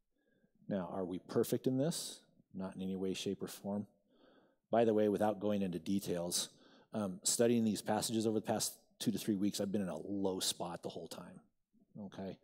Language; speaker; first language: English; native; English